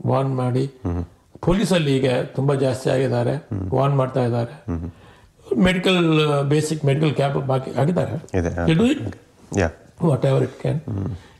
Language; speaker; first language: Kannada; non-native, fluent; Chinese